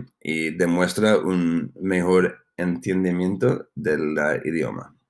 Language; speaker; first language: Spanish; non-native, fluent; English